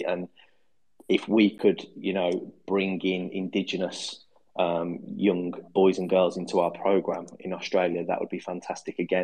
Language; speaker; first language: English; native; English